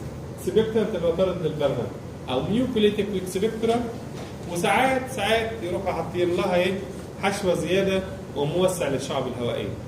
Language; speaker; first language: Arabic; native; Arabic